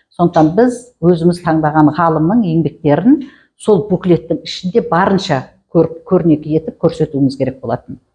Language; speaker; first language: Kazakh; native; Kazakh